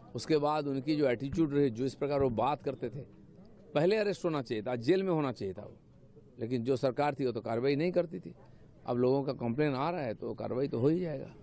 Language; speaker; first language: Hindi; non-native, local second language; Bangla